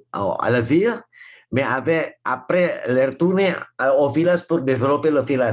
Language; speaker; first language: French; non-native, fluent; Indonesian